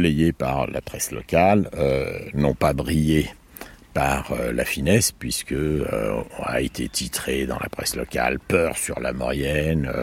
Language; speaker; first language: French; native; French